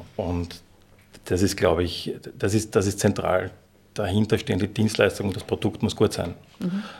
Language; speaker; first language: German; native; German